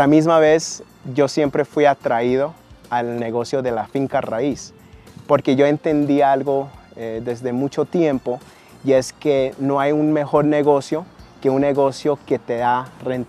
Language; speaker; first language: Spanish; early bilingual, heritage; Spanish